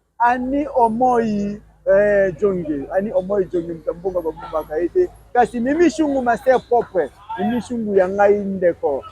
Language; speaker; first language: Lingala; native; Lingala